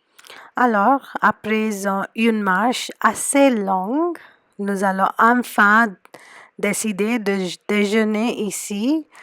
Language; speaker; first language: French; non-native, fluent; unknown